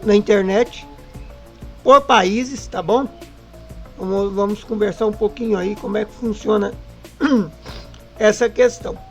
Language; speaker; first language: Portuguese; native; Portuguese